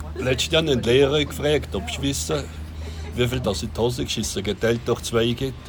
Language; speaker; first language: German; native; German